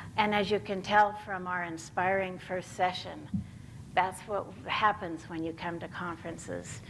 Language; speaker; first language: English; native; English